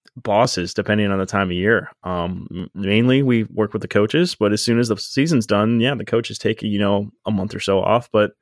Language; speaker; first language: English; native; English